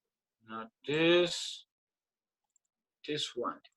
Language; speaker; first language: English; non-native, fluent; Portuguese